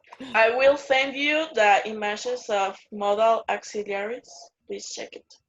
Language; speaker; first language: English; non-native, learner; Spanish